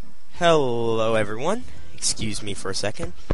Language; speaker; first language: English; native; English